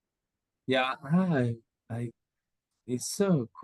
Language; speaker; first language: English; non-native, learner; Spanish